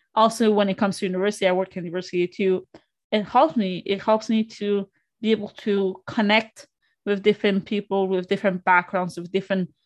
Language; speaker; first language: English; non-native, fluent; Spanish